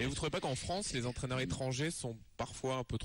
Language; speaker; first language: French; native; French